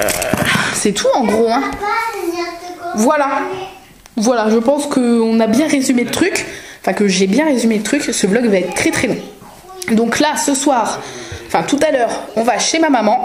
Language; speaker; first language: French; native; French